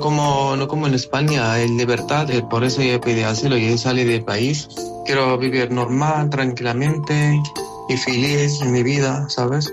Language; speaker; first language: Spanish; non-native, learner; Arabic